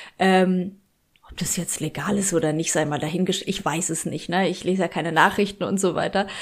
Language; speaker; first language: German; early bilingual, other home language; Polish